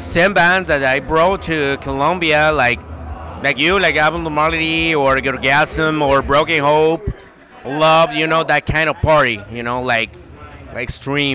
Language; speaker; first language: English; non-native, learner; Spanish